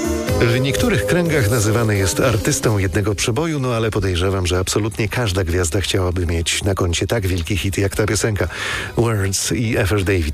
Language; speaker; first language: Polish; native; Polish